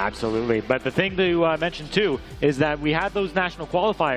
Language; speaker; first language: English; native; English